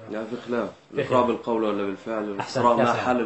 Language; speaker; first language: Arabic; native; Arabic